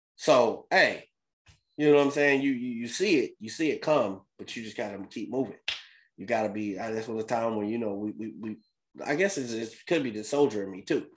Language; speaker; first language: English; native; English